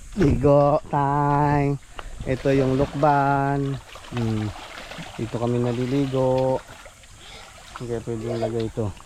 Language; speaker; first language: Filipino; non-native, local second language; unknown